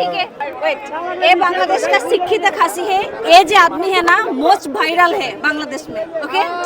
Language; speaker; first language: Hindi; non-native, learner; Bangla